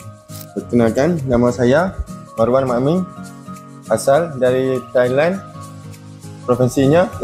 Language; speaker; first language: Indonesian; non-native, learner; Malay